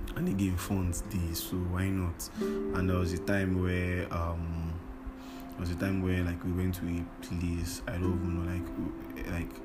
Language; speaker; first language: English; non-native, local second language; Yoruba